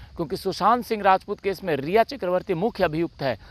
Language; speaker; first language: Hindi; native; Hindi